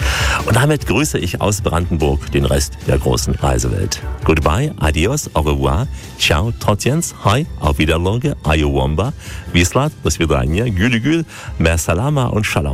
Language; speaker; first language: German; native; German